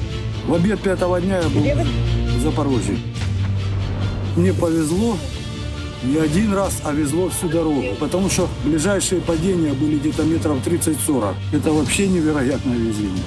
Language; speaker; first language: Russian; native; Russian